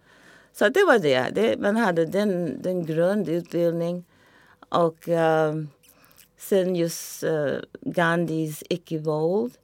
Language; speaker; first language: Swedish; non-native, fluent; English